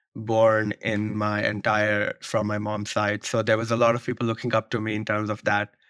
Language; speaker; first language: English; non-native, local second language; Urdu